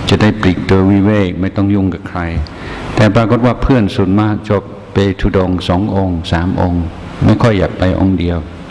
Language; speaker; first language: Thai; non-native, fluent; English